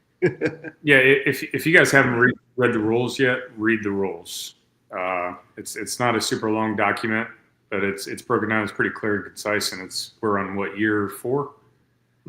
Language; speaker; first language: English; native; English